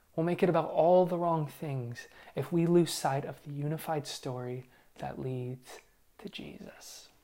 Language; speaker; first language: English; native; English